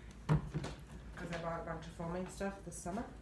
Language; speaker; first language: English; native; English